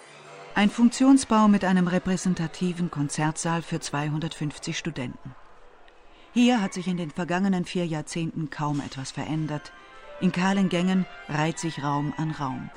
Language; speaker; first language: German; native; German